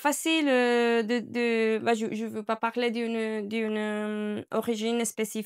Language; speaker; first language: French; non-native, learner; Spanish